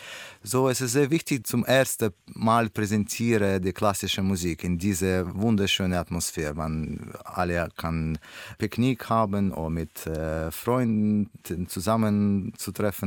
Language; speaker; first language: German; non-native, learner; Russian